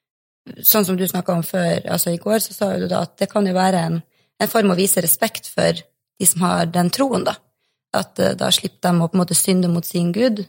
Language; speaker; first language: Norwegian; native; Norwegian